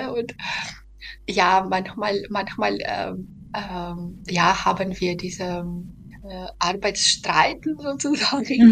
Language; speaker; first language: German; non-native, fluent; Belarusian